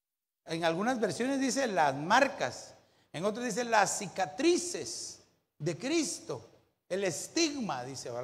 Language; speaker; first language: Spanish; native; Spanish